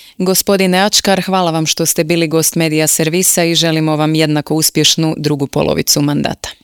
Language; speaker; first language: Croatian; native; Croatian